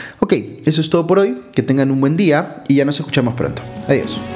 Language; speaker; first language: Spanish; native; Spanish